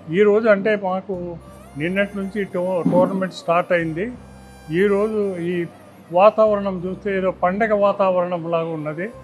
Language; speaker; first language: Telugu; native; Telugu